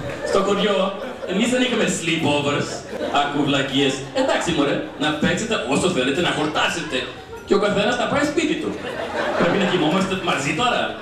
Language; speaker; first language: Greek; early bilingual, other home language; English